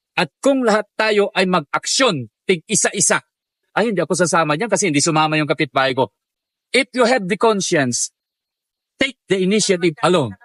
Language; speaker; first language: Filipino; non-native, local second language; Iloko